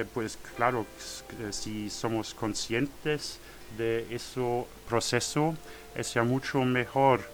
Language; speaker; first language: Spanish; non-native, learner; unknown